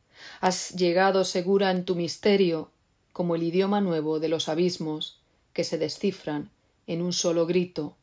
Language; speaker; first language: Spanish; native; Spanish